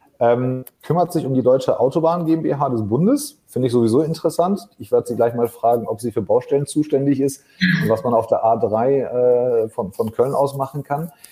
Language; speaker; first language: German; native; German